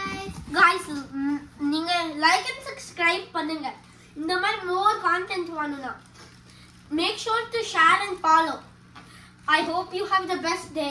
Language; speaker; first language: Tamil; early bilingual, heritage; Tamil